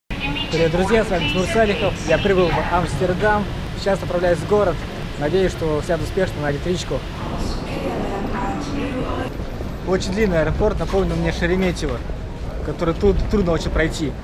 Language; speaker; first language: Russian; native; Russian